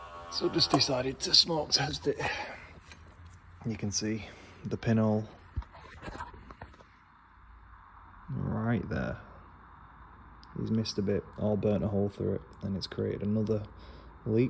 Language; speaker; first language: English; native; English